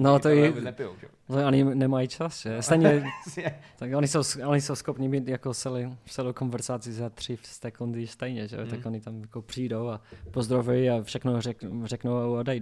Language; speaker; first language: Czech; non-native, learner; English